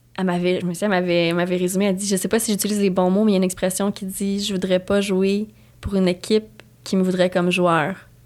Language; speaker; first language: French; native; French